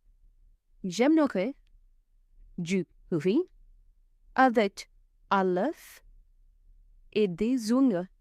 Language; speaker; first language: French; non-native, fluent; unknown